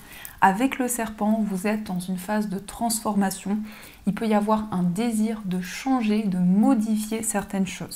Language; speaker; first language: French; native; French